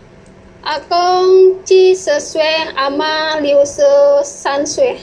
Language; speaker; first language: Chinese; non-native, learner; Indonesian